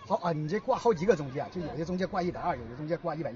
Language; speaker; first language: Chinese; native; Chinese